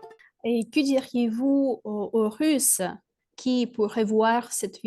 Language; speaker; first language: French; non-native, fluent; Russian